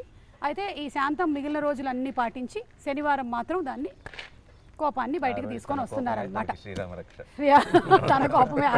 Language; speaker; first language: Telugu; native; Telugu